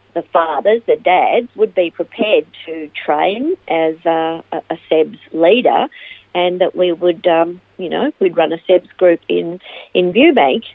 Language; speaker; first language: English; native; English